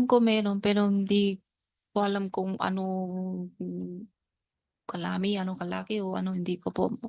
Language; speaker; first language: Filipino; non-native, learner; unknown